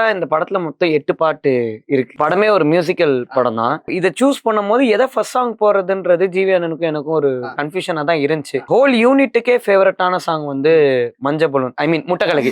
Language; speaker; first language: Tamil; native; Tamil